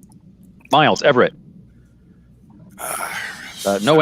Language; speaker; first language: English; native; English